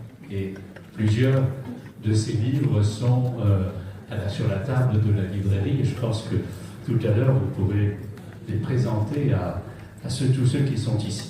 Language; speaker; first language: French; native; French